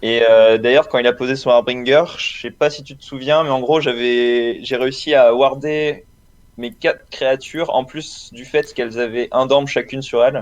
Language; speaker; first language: French; native; French